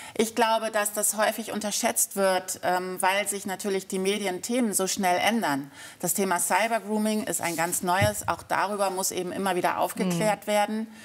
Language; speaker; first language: German; native; German